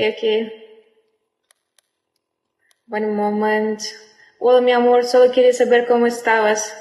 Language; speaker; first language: Spanish; non-native, learner; Russian